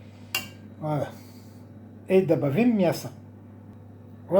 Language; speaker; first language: Russian; non-native, learner; French